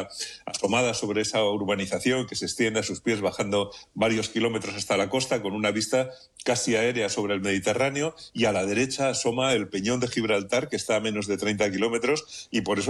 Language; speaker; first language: Spanish; native; Spanish